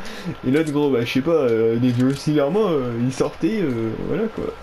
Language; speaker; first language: French; native; French